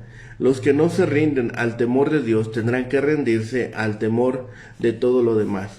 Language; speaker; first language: Spanish; native; Spanish